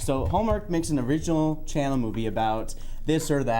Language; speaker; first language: English; native; English